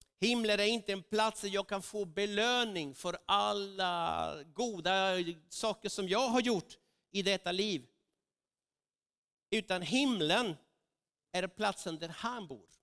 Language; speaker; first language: Swedish; non-native, fluent; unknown